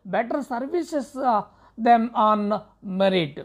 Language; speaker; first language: English; non-native, local second language; Telugu